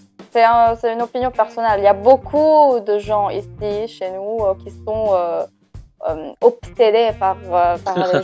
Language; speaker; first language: French; non-native, local second language; Arabic